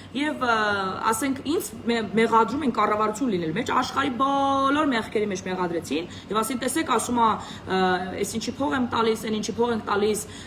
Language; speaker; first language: Armenian; native; Armenian